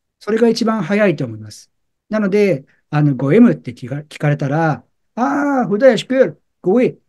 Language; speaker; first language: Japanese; native; Japanese